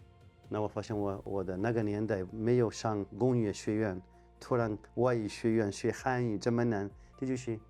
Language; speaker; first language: Chinese; non-native, fluent; Arabic